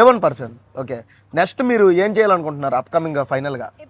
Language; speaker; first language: Telugu; native; Telugu